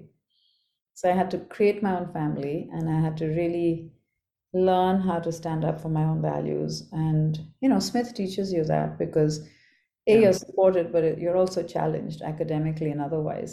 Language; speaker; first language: English; non-native, local second language; Bangla